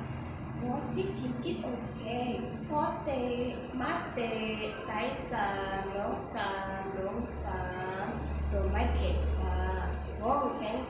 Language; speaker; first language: Cantonese; non-native, learner; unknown